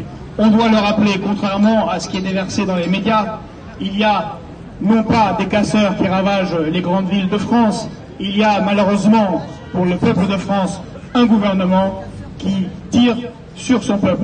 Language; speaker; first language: French; native; French